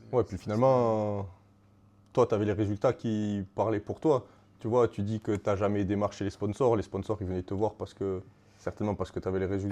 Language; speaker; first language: French; native; French